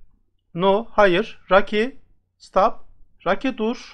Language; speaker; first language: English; non-native, fluent; Turkish